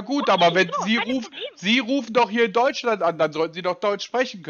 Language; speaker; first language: German; native; German